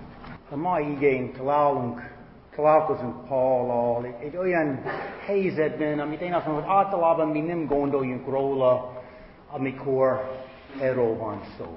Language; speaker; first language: Hungarian; non-native, fluent; English